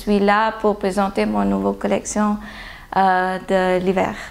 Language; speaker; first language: French; non-native, learner; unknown